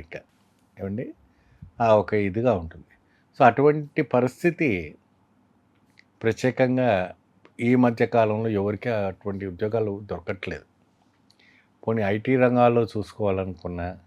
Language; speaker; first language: Telugu; non-native, fluent; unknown